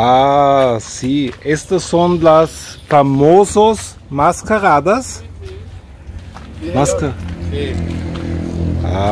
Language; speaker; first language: Spanish; non-native, learner; German